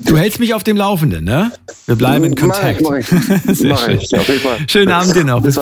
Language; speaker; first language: German; native; German